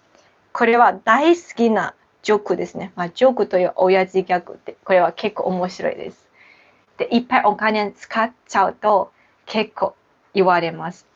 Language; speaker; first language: Japanese; non-native, local second language; Chinese